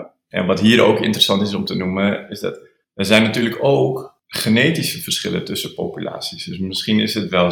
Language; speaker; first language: Dutch; native; Dutch